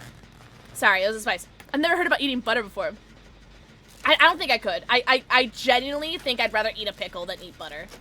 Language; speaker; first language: English; native; English